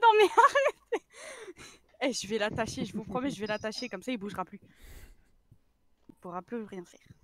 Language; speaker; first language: French; native; French